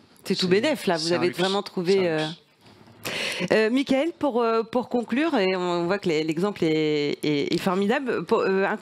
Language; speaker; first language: French; native; French